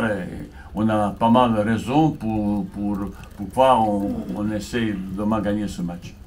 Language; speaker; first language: French; non-native, fluent; Bosnian